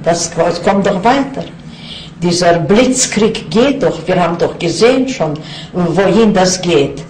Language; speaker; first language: German; non-native, fluent; Yiddish